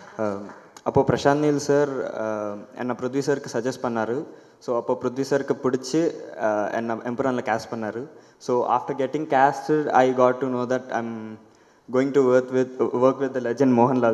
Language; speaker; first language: Tamil; non-native, learner; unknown